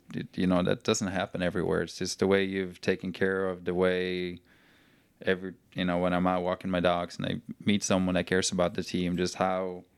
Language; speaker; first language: English; non-native, fluent; Norwegian